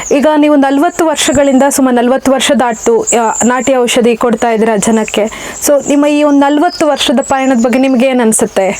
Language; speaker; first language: Kannada; native; Kannada